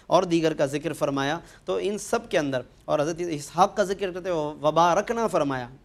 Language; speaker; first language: Urdu; native; Urdu